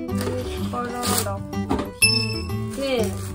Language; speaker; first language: Japanese; native; Japanese